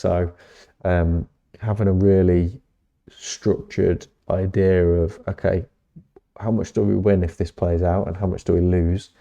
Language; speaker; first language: English; native; English